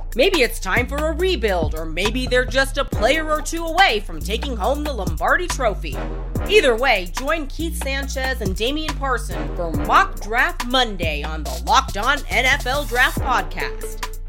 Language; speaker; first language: English; native; English